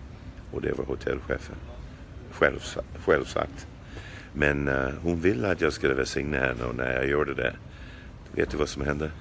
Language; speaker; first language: Swedish; non-native, fluent; English